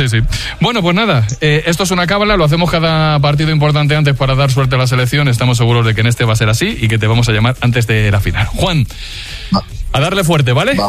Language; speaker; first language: Spanish; native; Spanish